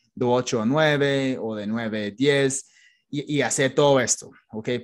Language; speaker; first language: Spanish; non-native, fluent; English